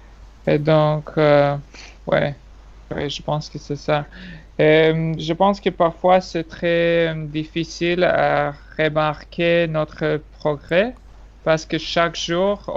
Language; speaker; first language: French; non-native, fluent; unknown